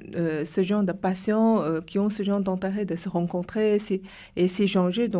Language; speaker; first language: French; non-native, fluent; Chinese